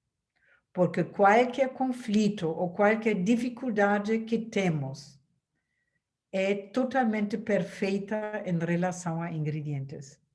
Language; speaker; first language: Portuguese; non-native, fluent; German